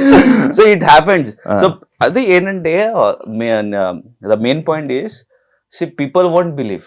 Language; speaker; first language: Telugu; non-native, local second language; Hindi